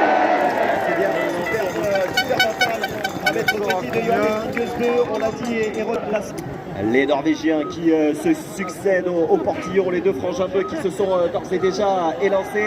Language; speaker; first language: French; native; French